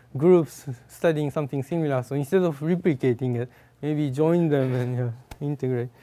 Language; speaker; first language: English; non-native, fluent; Japanese